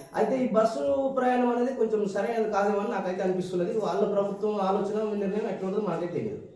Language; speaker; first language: Telugu; native; Telugu